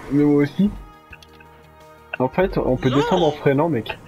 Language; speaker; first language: French; native; French